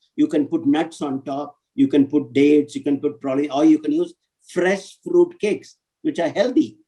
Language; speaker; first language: English; non-native, local second language; Tamil